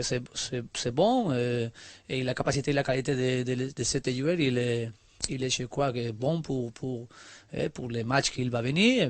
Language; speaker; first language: French; non-native, learner; Spanish